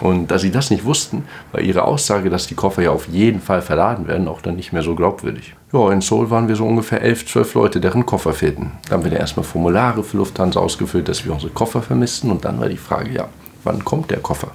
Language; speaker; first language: German; native; German